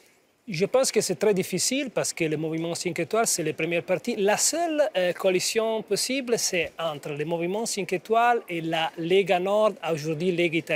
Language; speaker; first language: French; non-native, fluent; Italian